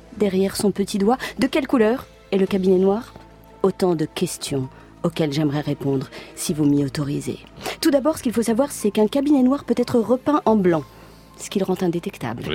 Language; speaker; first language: French; native; French